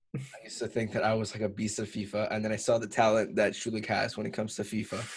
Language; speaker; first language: English; early bilingual, other home language; Spanish